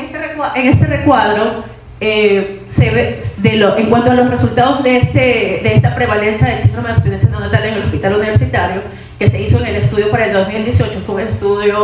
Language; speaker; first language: Spanish; native; Spanish